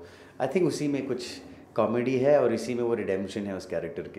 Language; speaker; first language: Hindi; native; Hindi